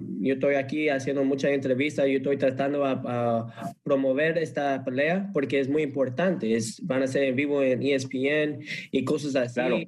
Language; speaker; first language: Spanish; early bilingual, heritage; English